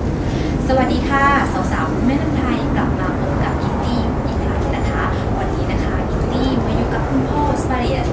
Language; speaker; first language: Thai; native; Thai